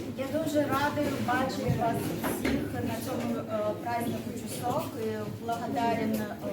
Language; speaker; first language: Ukrainian; non-native, learner; Korean